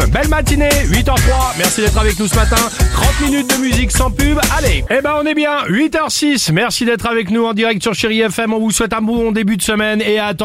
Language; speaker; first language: French; native; French